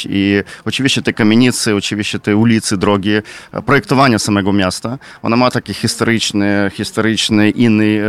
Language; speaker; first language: Polish; non-native, fluent; Ukrainian